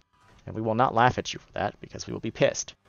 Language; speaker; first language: English; native; English